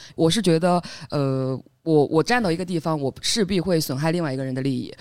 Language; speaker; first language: Chinese; native; Chinese